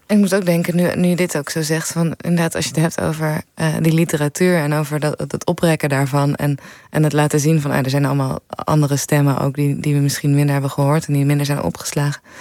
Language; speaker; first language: Dutch; native; Dutch